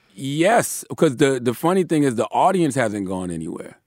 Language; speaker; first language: English; native; English